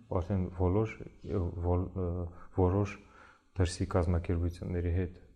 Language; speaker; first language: Armenian; early bilingual, heritage; Armenian